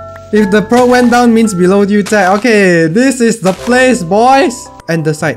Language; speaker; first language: English; non-native, local second language; Chinese